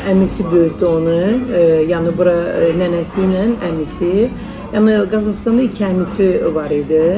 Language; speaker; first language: Azerbaijani; early bilingual, heritage; Azerbaijani